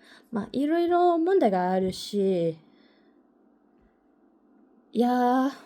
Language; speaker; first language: Japanese; non-native, learner; English